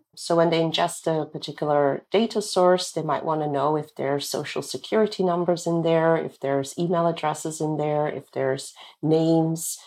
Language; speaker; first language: English; non-native, fluent; Dutch